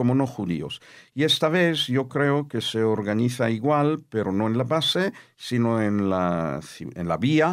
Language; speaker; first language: Spanish; non-native, fluent; Hebrew